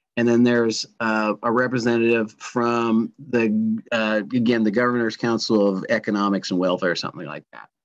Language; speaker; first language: English; native; English